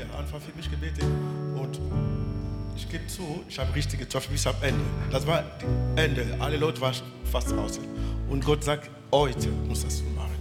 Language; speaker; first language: German; non-native, learner; French